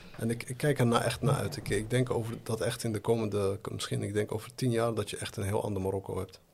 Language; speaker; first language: Dutch; early bilingual, other home language; Arabic